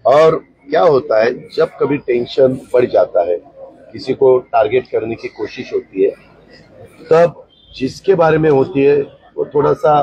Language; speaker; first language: Hindi; non-native, local second language; Marathi